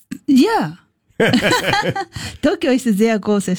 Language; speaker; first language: German; non-native, learner; Japanese